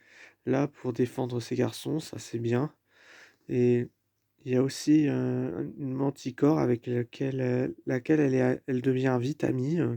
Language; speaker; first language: French; native; French